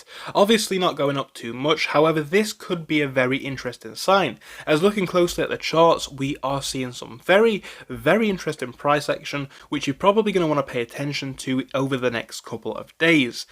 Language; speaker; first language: English; native; English